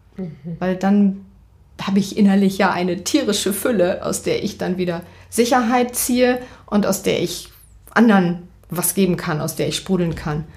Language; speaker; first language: German; native; German